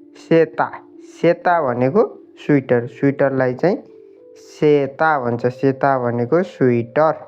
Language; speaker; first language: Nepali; native; Nepali